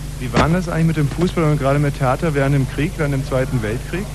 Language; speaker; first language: German; native; German